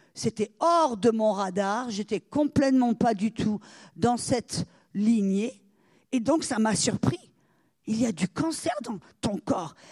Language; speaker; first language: French; native; French